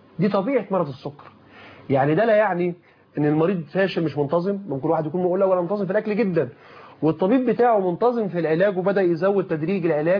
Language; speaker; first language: Arabic; native; Arabic